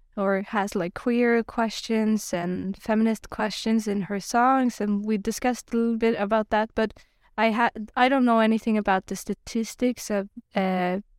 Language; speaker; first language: English; non-native, fluent; Norwegian